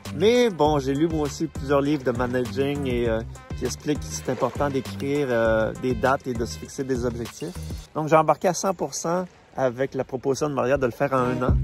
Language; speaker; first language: French; native; French